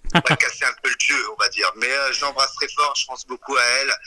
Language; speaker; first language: French; native; French